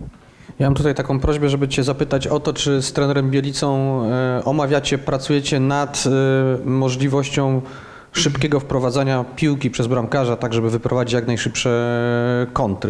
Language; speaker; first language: Polish; native; Polish